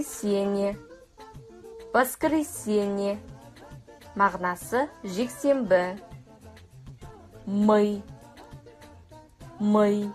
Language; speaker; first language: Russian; non-native, fluent; Kazakh